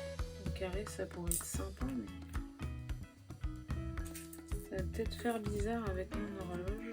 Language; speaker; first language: French; native; French